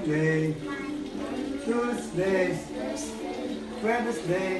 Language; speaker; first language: English; non-native, learner; Indonesian